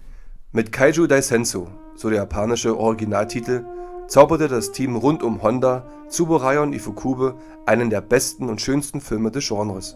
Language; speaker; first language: German; native; German